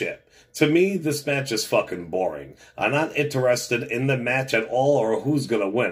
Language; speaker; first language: English; native; English